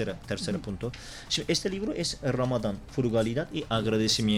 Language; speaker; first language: Spanish; non-native, learner; Turkish